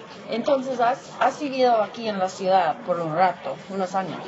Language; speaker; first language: Spanish; non-native, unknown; English